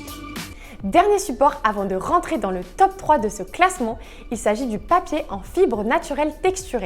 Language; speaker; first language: French; native; French